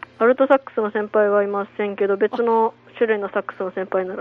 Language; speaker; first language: Japanese; native; Japanese